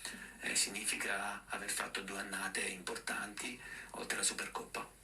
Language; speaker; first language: Italian; native; Italian